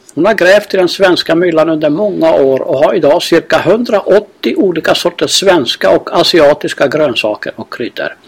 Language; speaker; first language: Swedish; native; Swedish